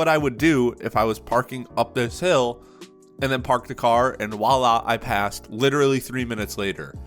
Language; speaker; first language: English; native; English